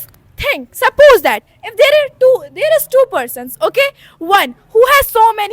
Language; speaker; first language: English; non-native, learner; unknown